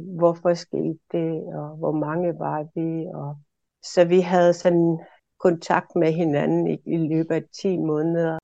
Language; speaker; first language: Danish; non-native, local second language; Kalaallisut